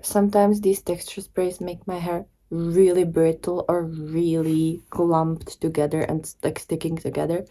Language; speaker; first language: English; non-native, fluent; Czech